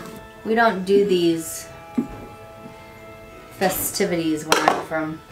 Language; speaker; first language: English; native; English